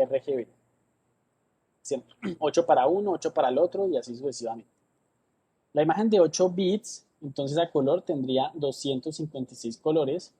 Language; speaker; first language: Spanish; native; Spanish